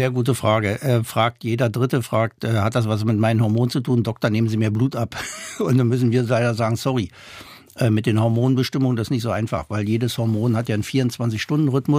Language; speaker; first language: German; non-native, fluent; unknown